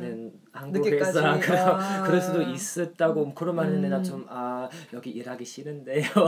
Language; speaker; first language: Korean; non-native, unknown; German